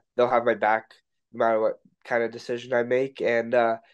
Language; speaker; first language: English; native; English